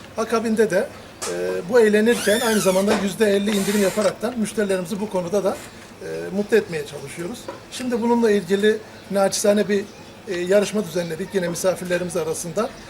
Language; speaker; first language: Turkish; native; Turkish